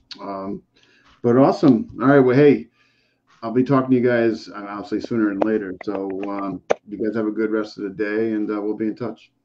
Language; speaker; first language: English; native; English